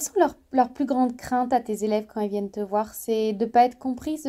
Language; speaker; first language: French; native; French